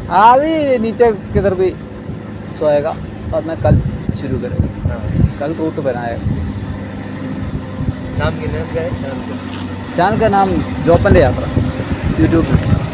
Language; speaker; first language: Hindi; non-native, local second language; Malayalam